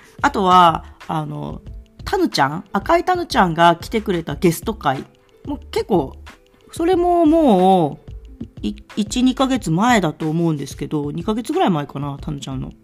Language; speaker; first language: Japanese; native; Japanese